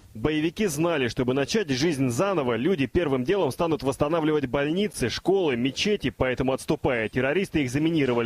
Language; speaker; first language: Russian; native; Russian